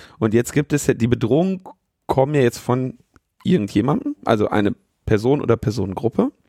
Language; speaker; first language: German; native; German